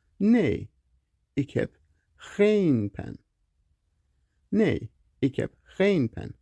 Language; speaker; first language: Dutch; non-native, learner; Turkish